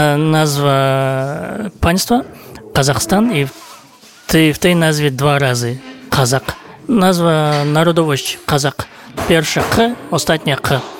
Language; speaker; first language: Polish; non-native, fluent; Kazakh